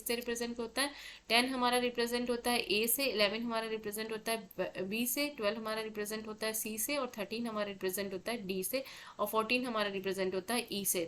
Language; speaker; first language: Hindi; native; Hindi